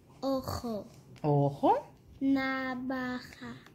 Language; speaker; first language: Spanish; early bilingual, heritage; German